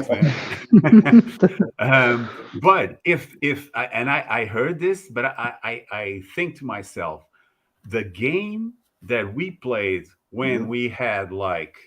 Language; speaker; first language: English; non-native, fluent; Portuguese